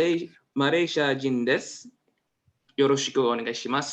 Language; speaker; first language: Japanese; non-native, learner; Malay